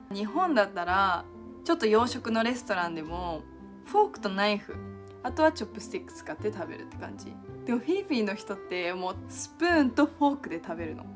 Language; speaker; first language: Japanese; native; Japanese